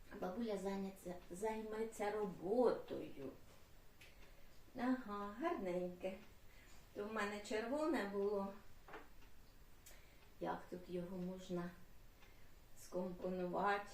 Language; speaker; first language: Ukrainian; native; Ukrainian